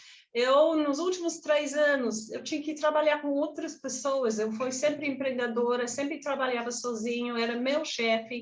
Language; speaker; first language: Portuguese; non-native, fluent; English